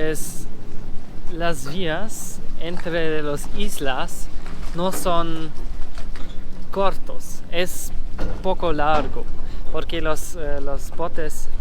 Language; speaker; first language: Spanish; non-native, learner; German